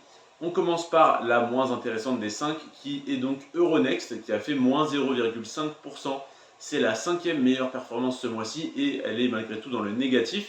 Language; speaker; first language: French; native; French